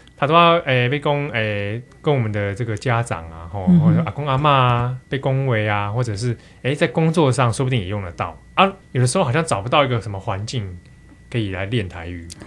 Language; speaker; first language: Chinese; native; Chinese